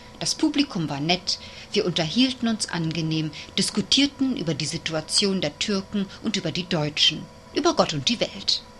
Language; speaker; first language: German; native; German